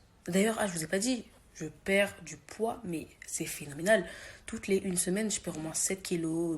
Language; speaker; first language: French; native; French